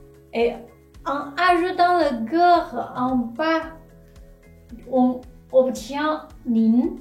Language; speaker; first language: French; non-native, fluent; Chinese